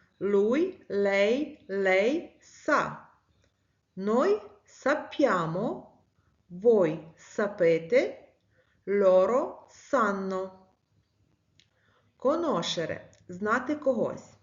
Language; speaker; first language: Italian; non-native, fluent; Ukrainian